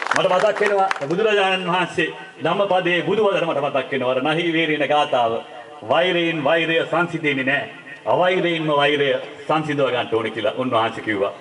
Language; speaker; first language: Sinhala; non-native, local second language; Tamil